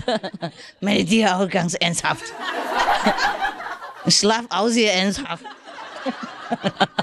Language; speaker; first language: German; non-native, learner; Vietnamese